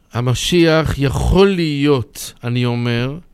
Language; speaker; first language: Hebrew; native; Hebrew